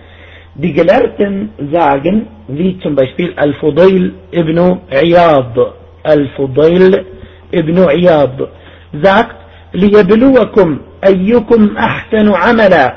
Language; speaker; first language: German; non-native, fluent; Arabic